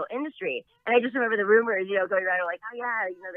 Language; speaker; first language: English; native; English